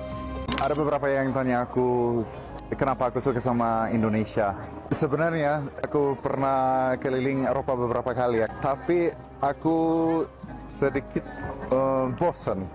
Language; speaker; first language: Indonesian; non-native, fluent; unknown